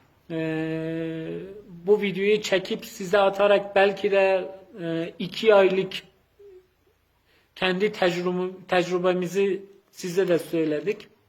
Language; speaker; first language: Turkish; non-native, fluent; Azerbaijani